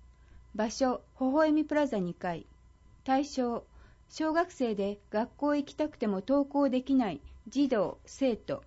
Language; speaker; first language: Japanese; native; Japanese